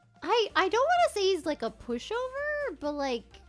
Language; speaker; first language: English; native; English